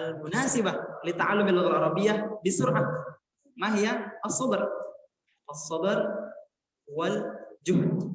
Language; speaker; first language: Arabic; non-native, fluent; Indonesian